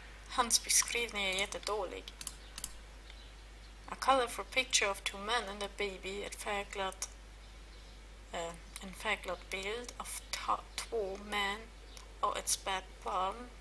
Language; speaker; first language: Swedish; non-native, learner; German